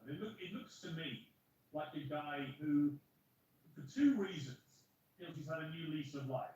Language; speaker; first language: English; native; English